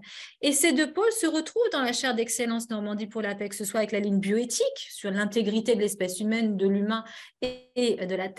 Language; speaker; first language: French; native; French